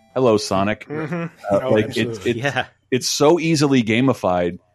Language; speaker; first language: English; native; English